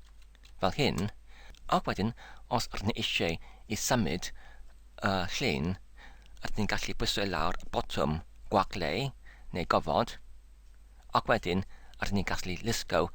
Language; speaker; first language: Welsh; non-native, learner; English